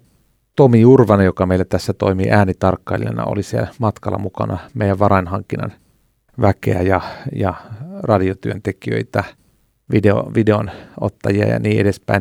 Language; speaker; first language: Finnish; native; Finnish